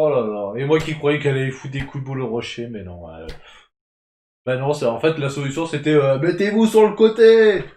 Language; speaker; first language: French; native; French